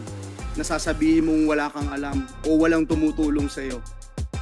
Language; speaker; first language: Filipino; native; Filipino